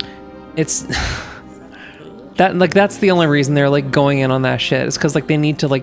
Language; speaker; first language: English; native; English